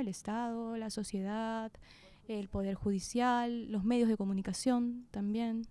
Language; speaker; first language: Spanish; native; Spanish